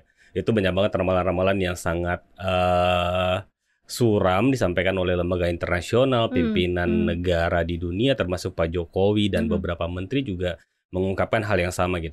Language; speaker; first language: Indonesian; native; Indonesian